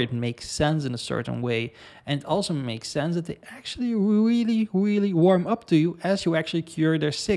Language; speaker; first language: English; non-native, fluent; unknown